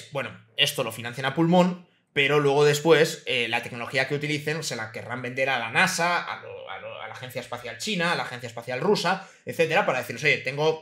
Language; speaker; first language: Spanish; native; Spanish